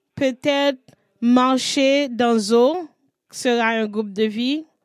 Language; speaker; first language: French; non-native, learner; English